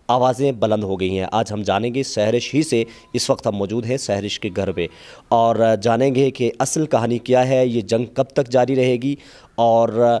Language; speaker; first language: Urdu; non-native, local second language; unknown